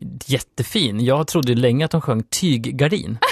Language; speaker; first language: Swedish; native; Swedish